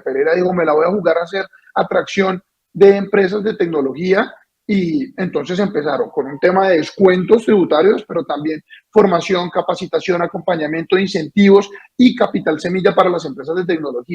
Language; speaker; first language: Spanish; native; Spanish